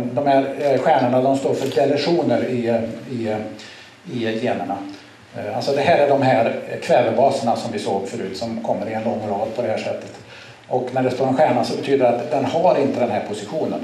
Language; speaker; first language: Swedish; native; Swedish